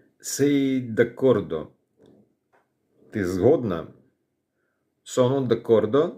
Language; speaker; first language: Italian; non-native, learner; Ukrainian